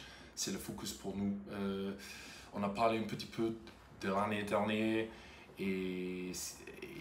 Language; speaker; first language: French; non-native, fluent; English